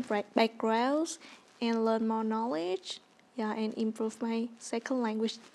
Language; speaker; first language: English; non-native, learner; Vietnamese